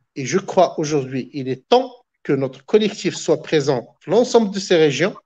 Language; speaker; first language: French; non-native, local second language; Arabic